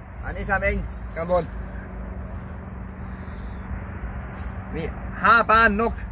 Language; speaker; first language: Thai; non-native, learner; German